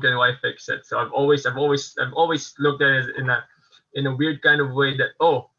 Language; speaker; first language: English; non-native, local second language; Filipino